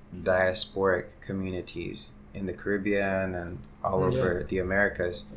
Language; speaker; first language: English; early bilingual, other home language; Hindi